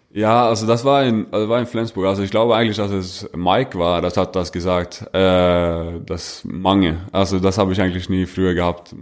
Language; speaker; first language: German; non-native, fluent; Norwegian